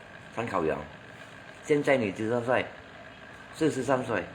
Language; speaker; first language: Chinese; non-native, learner; Hakka Chinese